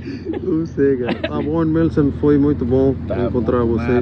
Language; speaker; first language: Portuguese; non-native, learner; Punjabi